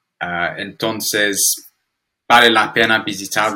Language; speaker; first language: Spanish; non-native, learner; English